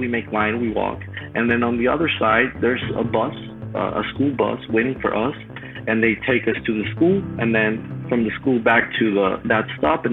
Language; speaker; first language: English; non-native, fluent; Spanish